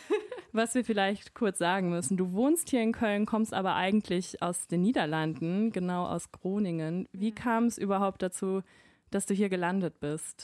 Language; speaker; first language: German; native; German